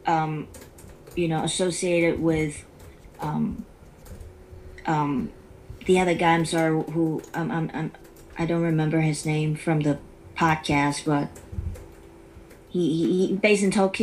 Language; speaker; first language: English; non-native, local second language; Cantonese